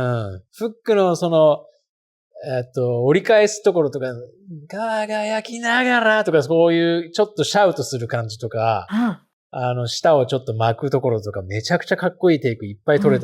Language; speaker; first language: Japanese; native; Japanese